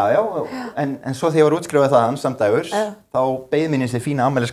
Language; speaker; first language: Icelandic; native; Icelandic